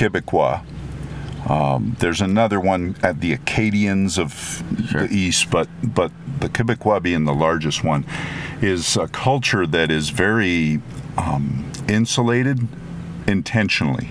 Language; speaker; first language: English; non-native, fluent; French